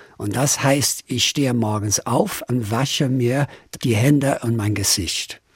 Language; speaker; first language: German; non-native, fluent; English